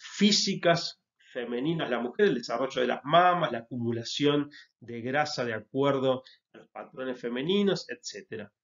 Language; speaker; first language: Spanish; native; Spanish